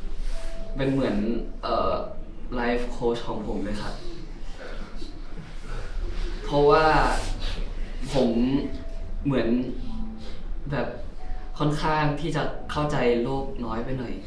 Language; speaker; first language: Thai; native; Thai